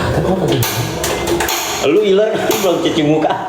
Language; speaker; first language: Indonesian; native; Indonesian